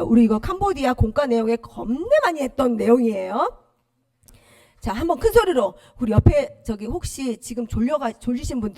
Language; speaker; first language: Korean; native; Korean